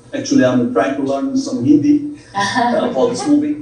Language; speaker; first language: English; non-native, local second language; Bangla